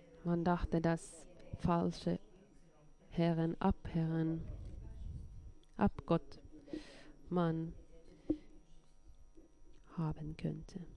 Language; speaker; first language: German; non-native, fluent; Finnish